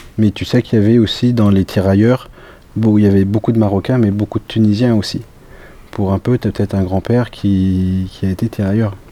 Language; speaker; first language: French; native; French